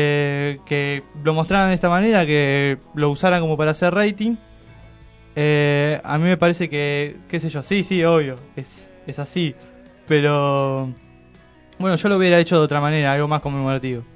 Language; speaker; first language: Spanish; native; Spanish